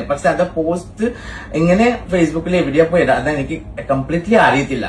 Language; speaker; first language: Malayalam; non-native, local second language; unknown